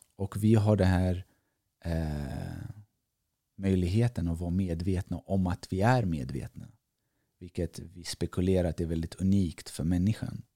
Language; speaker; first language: Swedish; early bilingual, other home language; Greek